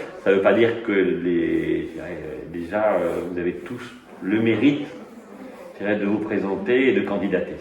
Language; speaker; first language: French; native; French